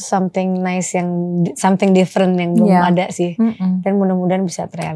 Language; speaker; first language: Indonesian; native; Indonesian